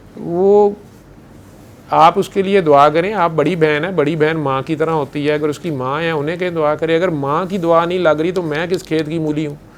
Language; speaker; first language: Urdu; non-native, local second language; Punjabi